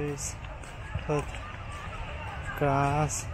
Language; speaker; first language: English; non-native, learner; Korean